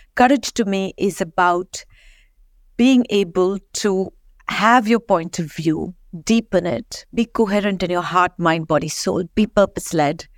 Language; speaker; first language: English; non-native, local second language; Marathi